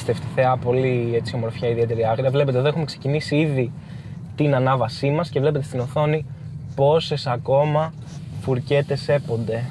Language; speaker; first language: Greek; native; Greek